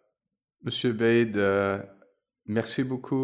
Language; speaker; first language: French; non-native, learner; English